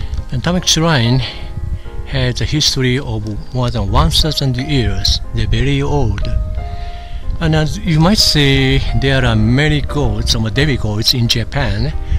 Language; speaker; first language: English; non-native, fluent; Japanese